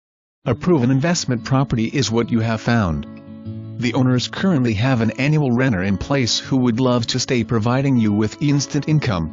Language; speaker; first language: English; native; English